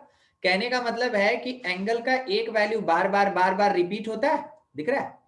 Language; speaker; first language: Hindi; native; Hindi